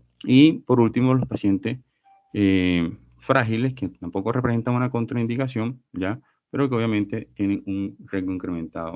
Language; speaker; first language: Spanish; native; Spanish